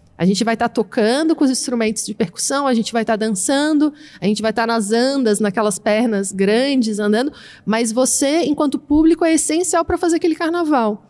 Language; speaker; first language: Portuguese; native; Portuguese